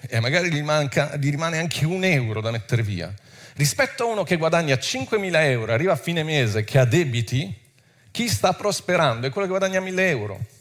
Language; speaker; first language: Italian; non-native, fluent; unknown